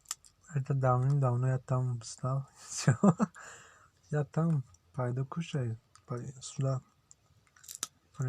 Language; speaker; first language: Russian; non-native, learner; Tajik